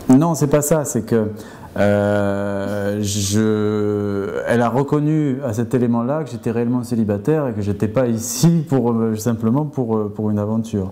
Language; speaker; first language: French; native; French